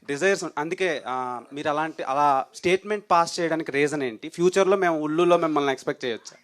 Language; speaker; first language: Telugu; native; Telugu